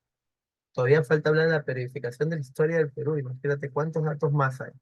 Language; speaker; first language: Spanish; native; Spanish